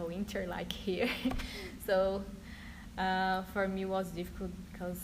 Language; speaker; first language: English; non-native, learner; Portuguese